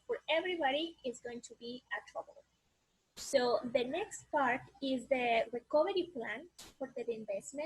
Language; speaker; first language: English; non-native, learner; Spanish